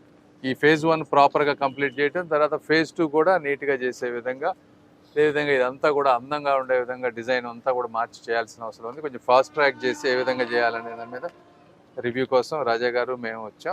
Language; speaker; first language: Telugu; native; Telugu